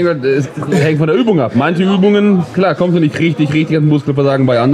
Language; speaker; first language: German; native; German